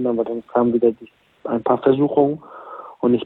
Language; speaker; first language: German; native; German